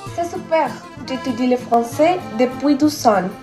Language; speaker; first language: French; non-native, learner; Spanish